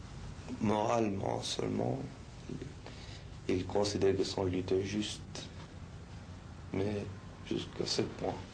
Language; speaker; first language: French; non-native, learner; Spanish